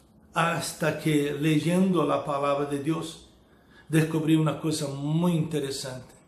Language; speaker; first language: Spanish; non-native, fluent; Portuguese